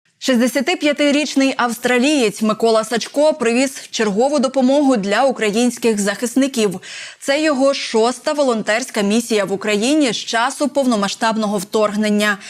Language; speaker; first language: Ukrainian; native; Ukrainian